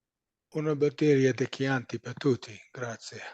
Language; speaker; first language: Italian; non-native, learner; English